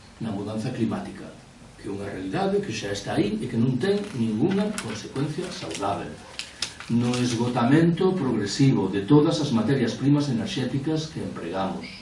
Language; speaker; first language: Galician; non-native, local second language; Spanish